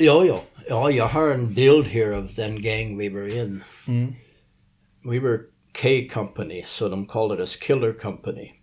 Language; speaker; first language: Swedish; early bilingual, heritage; English